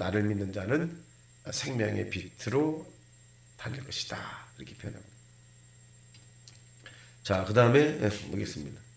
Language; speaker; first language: Korean; native; Korean